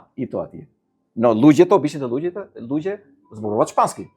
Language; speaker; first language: Macedonian; non-native, fluent; Albanian